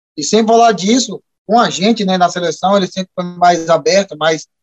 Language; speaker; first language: Portuguese; native; Portuguese